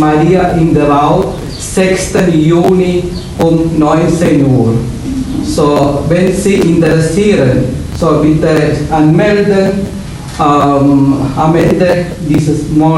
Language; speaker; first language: German; non-native, learner; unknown